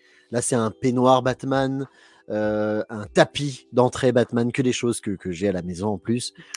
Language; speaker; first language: French; native; French